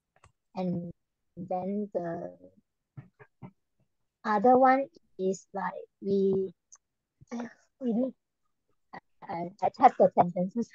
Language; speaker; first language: English; non-native, learner; Malay